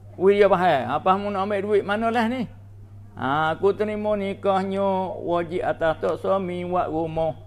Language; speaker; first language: Malay; native; Malay